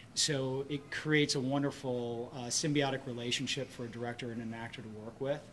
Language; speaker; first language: English; native; English